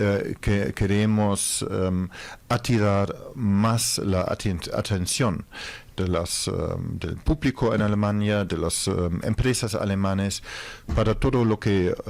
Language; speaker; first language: Spanish; non-native, fluent; German